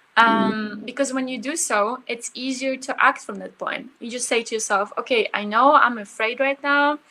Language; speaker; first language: English; early bilingual, other home language; Ukrainian